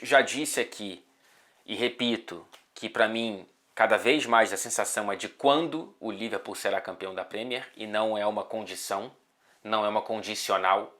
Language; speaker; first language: Portuguese; native; Portuguese